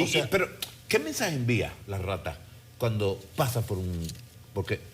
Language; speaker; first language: Spanish; native; Spanish